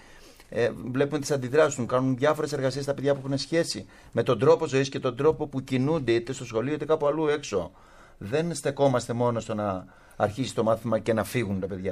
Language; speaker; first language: Greek; native; Greek